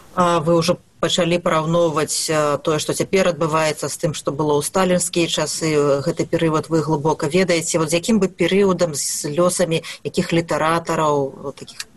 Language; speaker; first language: Belarusian; native; Belarusian